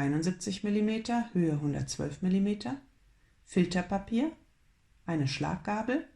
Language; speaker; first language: German; native; German